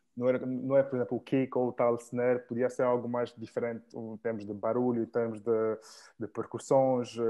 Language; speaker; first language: Portuguese; early bilingual, heritage; Portuguese